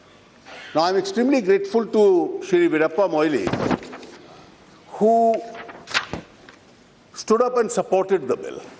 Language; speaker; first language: English; non-native, local second language; Hindi